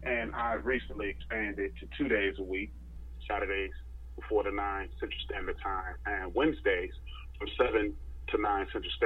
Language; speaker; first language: English; native; English